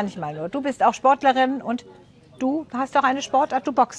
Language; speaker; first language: German; native; German